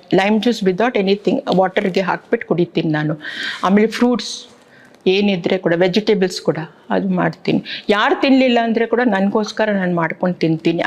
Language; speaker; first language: Kannada; non-native, local second language; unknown